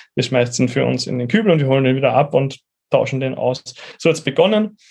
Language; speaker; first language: German; native; German